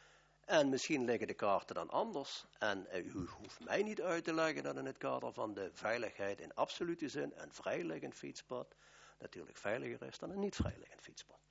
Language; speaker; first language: Dutch; native; Dutch